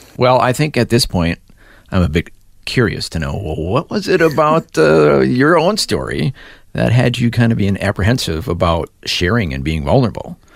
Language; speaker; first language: English; native; English